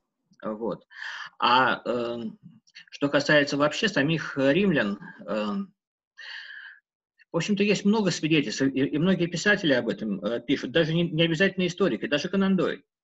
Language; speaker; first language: Russian; native; Russian